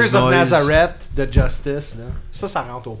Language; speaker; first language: French; native; French